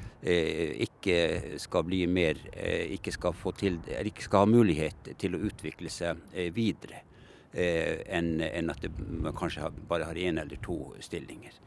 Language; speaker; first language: Norwegian; native; Norwegian